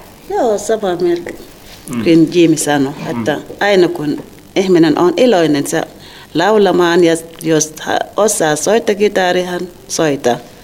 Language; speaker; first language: Finnish; non-native, learner; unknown